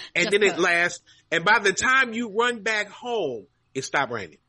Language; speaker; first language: English; native; English